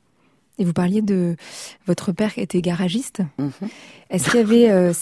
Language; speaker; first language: French; native; French